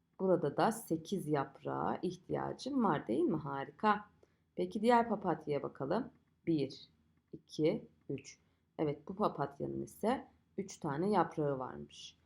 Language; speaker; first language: Turkish; native; Turkish